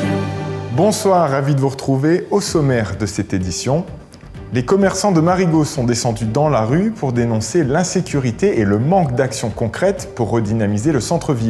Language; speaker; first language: French; native; French